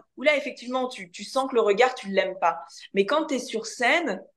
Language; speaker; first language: French; native; French